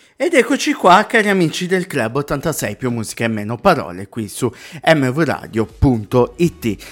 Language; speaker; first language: Italian; native; Italian